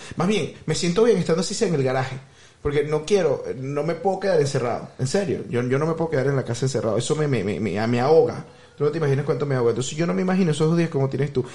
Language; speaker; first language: Spanish; native; Spanish